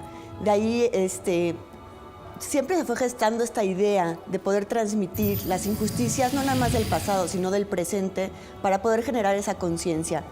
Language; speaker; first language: Spanish; native; Spanish